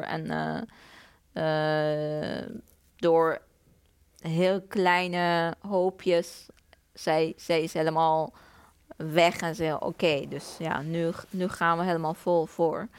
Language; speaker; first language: Dutch; non-native, fluent; Persian